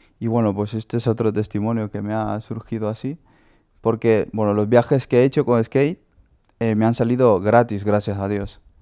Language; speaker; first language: Spanish; native; Spanish